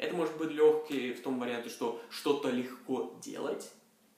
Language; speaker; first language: Russian; non-native, fluent; Norwegian